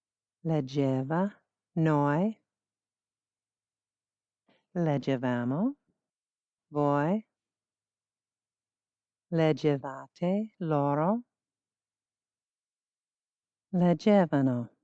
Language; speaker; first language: Italian; non-native, fluent; English